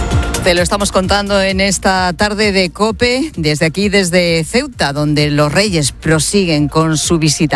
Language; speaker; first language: Spanish; native; Spanish